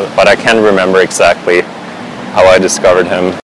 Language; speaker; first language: English; non-native, fluent; Swiss German